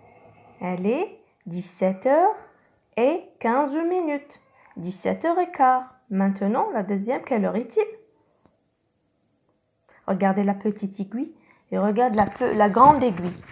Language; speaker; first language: French; non-native, local second language; Arabic